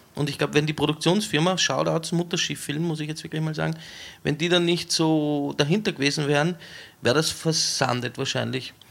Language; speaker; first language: German; native; German